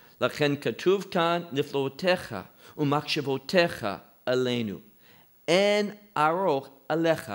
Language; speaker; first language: Hebrew; non-native, fluent; English